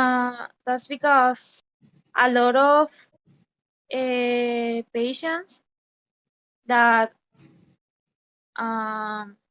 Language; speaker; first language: English; non-native, learner; Spanish